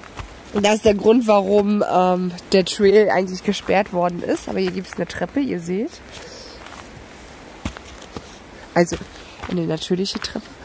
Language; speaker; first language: German; native; German